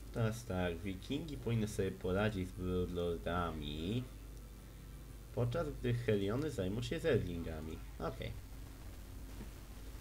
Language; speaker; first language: Polish; native; Polish